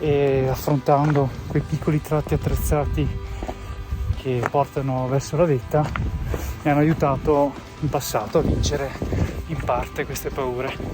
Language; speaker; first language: Italian; native; Italian